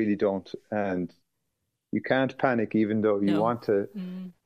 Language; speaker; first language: English; native; English